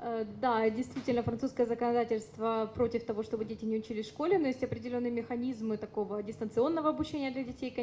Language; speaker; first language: Russian; native; Russian